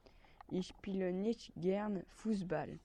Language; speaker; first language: German; non-native, learner; French